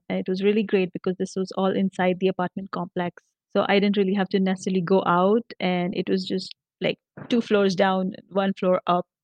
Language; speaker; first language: English; non-native, local second language; Marathi